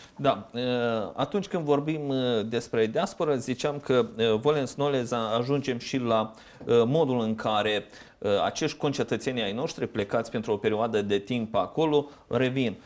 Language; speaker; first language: Romanian; native; Romanian